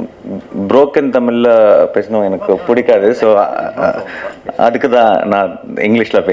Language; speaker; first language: Tamil; non-native, learner; Telugu